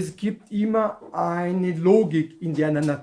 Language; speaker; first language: German; non-native, learner; Portuguese